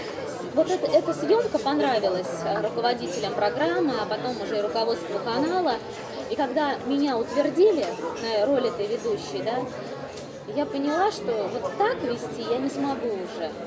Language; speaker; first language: Russian; native; Russian